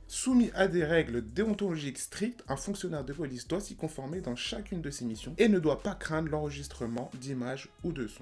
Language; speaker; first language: French; native; French